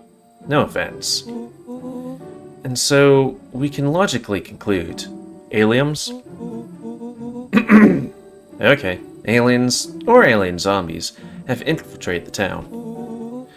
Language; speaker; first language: English; native; English